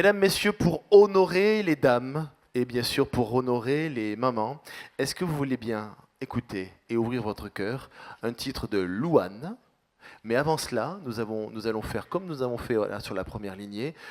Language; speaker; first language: French; native; French